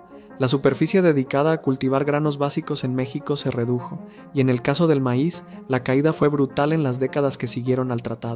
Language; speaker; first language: Spanish; native; Spanish